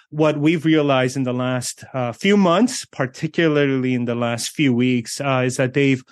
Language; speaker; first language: English; early bilingual, other home language; Korean